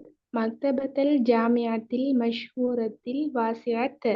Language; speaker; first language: Arabic; non-native, learner; Tamil